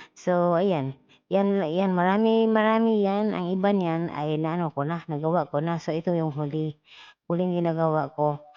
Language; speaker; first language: Filipino; non-native, local second language; Cebuano